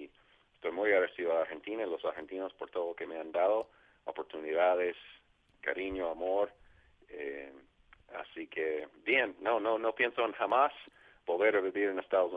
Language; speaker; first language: Spanish; non-native, fluent; English